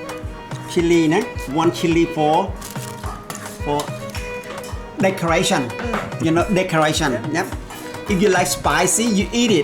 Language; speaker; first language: English; non-native, learner; Khmer